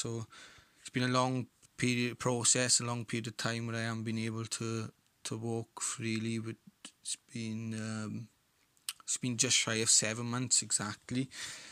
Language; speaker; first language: English; native; English